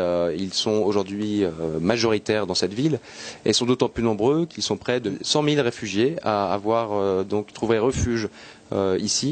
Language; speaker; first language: French; native; French